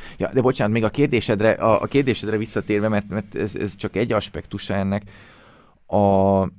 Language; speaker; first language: Hungarian; early bilingual, heritage; Hungarian